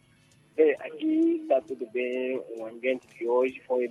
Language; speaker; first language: Portuguese; non-native, local second language; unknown